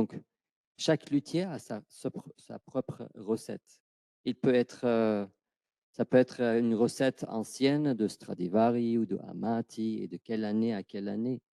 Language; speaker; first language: French; non-native, fluent; Arabic